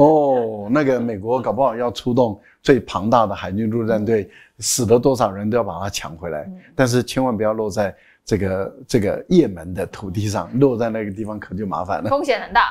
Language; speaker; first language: Chinese; native; Chinese